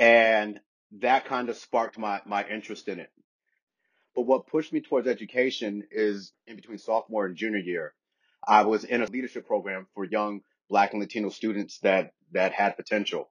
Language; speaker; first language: English; native; English